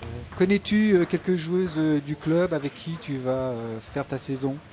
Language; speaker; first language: French; native; French